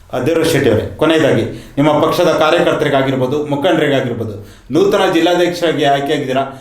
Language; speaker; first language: Kannada; native; Kannada